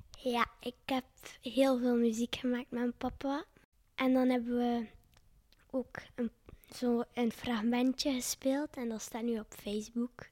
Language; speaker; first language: Dutch; native; Dutch